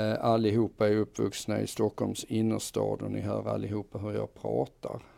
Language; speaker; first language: Swedish; native; Swedish